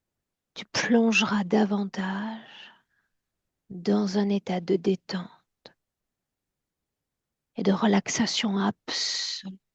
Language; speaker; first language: French; native; French